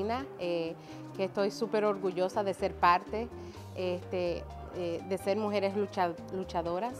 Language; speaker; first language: Spanish; early bilingual, other home language; English